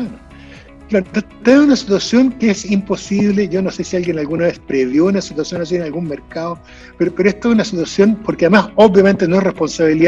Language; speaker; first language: Spanish; native; Spanish